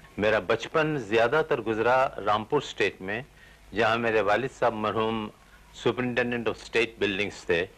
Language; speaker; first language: Urdu; non-native, local second language; Gujarati